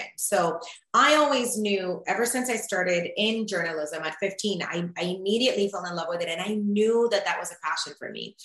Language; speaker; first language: English; early bilingual, other home language; Spanish